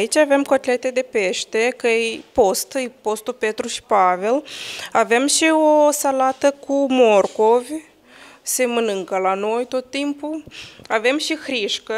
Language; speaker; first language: Romanian; non-native, local second language; Ukrainian